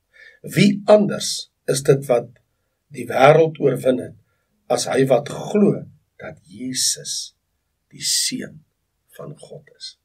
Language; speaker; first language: Afrikaans; native; Afrikaans